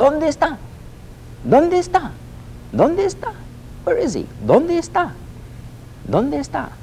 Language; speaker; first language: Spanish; non-native, fluent; English